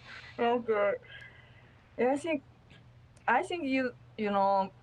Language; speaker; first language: English; non-native, learner; Japanese